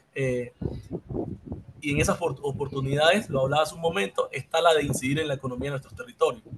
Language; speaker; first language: Spanish; native; Spanish